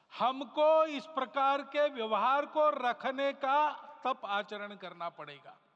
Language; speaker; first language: Hindi; non-native, local second language; Marathi